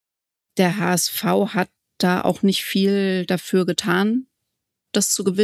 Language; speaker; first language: German; native; German